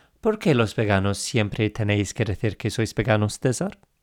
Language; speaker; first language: Spanish; non-native, fluent; English